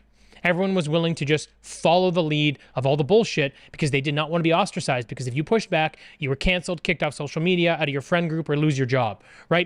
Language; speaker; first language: English; native; English